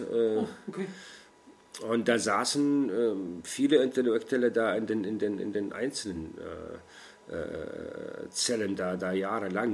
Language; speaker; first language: German; non-native, fluent; Arabic